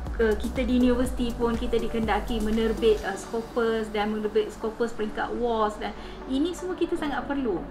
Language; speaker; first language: Malay; native; Malay